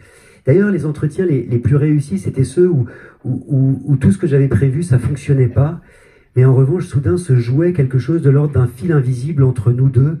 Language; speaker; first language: French; native; French